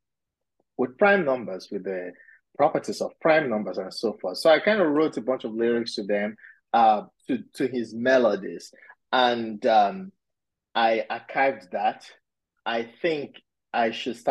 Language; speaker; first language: English; non-native, local second language; Igbo